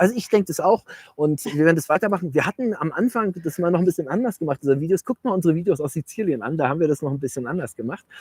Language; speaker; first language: German; native; German